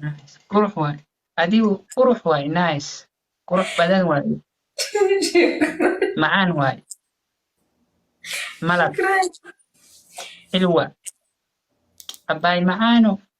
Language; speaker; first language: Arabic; non-native, learner; Oromo